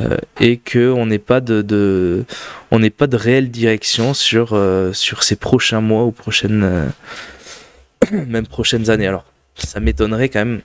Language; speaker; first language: French; native; French